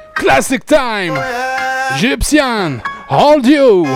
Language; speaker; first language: French; native; French